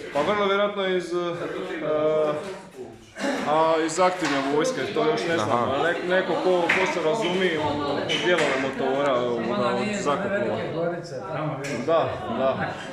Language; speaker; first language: Croatian; native; Croatian